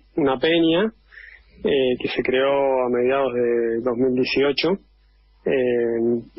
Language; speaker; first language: Spanish; native; Spanish